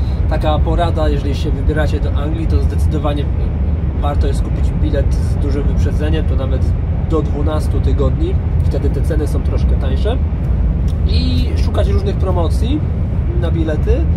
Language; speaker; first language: Polish; native; Polish